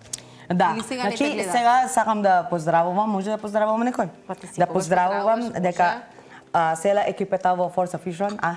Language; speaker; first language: Macedonian; non-native, learner; Filipino